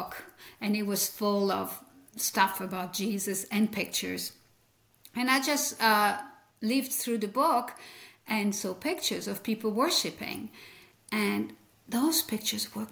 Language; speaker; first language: English; non-native, fluent; French